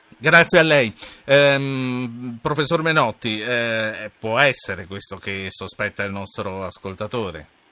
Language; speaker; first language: Italian; native; Italian